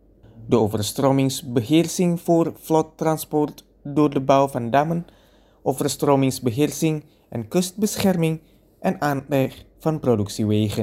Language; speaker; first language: Dutch; non-native, fluent; Indonesian